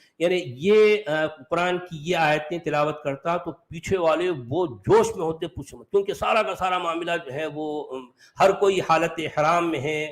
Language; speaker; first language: Urdu; native; Urdu